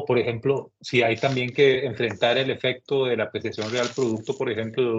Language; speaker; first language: Spanish; native; Spanish